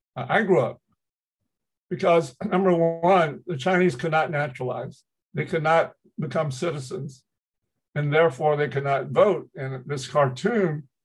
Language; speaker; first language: English; early bilingual, other home language; Chinese